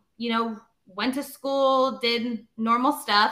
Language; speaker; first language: English; native; English